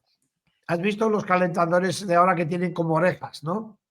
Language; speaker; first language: Spanish; native; Spanish